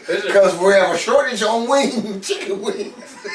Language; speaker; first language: English; native; English